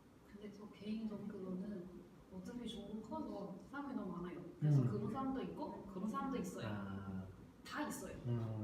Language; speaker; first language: Korean; non-native, learner; Chinese